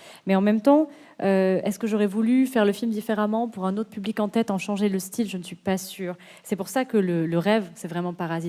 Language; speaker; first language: French; native; French